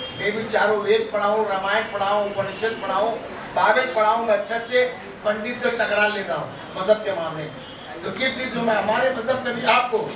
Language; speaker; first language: Hindi; non-native, local second language; Urdu